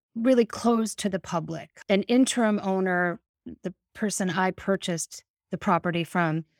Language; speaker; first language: English; native; English